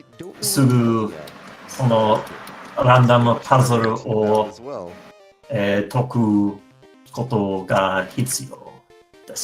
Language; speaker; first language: Japanese; non-native, learner; English